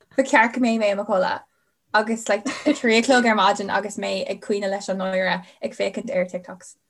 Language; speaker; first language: Irish; non-native, local second language; English